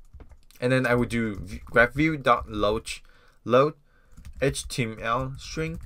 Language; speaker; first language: English; non-native, fluent; Vietnamese